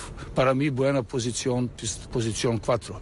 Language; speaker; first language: Spanish; non-native, learner; Serbian